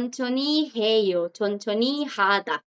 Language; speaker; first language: Korean; non-native, fluent; Spanish